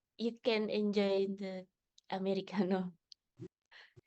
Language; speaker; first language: English; non-native, learner; Indonesian